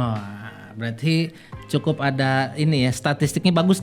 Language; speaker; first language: Indonesian; native; Indonesian